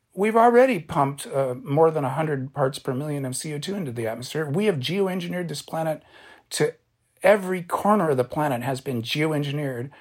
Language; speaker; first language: English; native; English